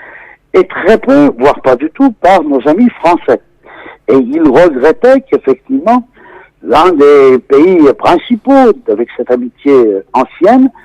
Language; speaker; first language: French; native; French